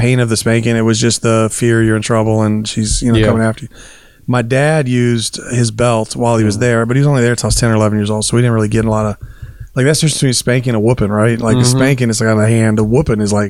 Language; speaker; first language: English; native; English